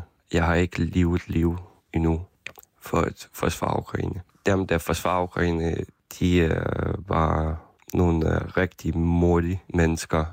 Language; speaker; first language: Danish; non-native, fluent; Ukrainian